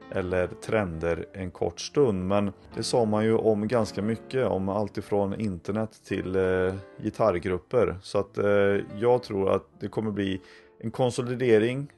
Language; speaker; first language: Swedish; native; Swedish